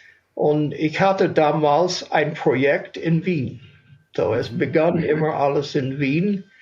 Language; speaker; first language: German; non-native, fluent; English